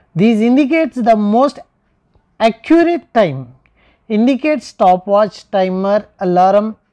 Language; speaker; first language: English; non-native, local second language; Telugu